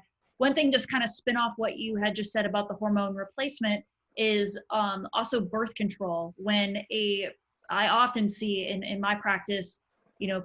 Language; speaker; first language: English; native; English